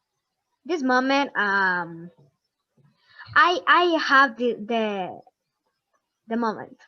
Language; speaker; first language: English; non-native, learner; Spanish